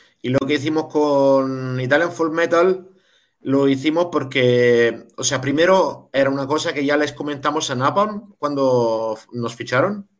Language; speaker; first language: Spanish; non-native, fluent; Italian